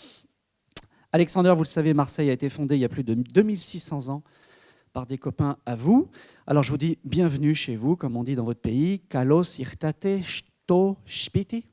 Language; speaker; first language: French; native; French